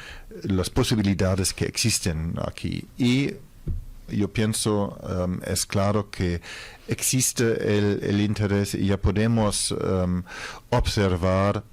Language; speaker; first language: Spanish; non-native, fluent; German